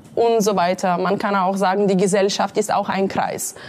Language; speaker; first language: German; non-native, fluent; Bulgarian